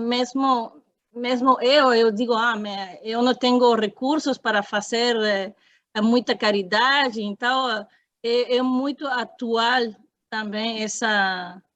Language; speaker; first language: Portuguese; non-native, fluent; Spanish